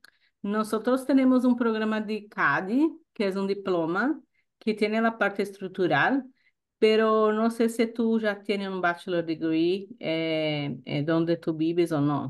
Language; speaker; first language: Spanish; non-native, fluent; Portuguese